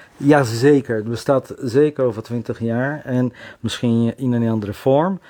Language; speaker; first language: Dutch; non-native, fluent; Portuguese